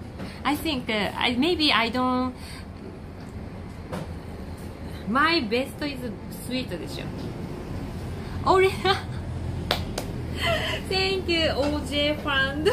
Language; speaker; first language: English; non-native, learner; Japanese